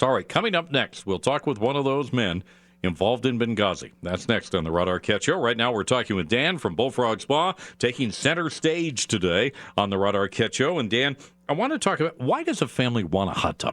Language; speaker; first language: English; native; English